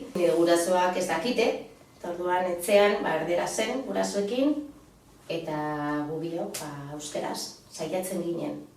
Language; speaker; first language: Basque; non-native, local second language; Spanish